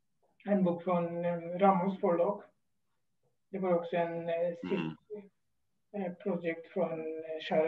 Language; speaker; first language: Swedish; non-native, fluent; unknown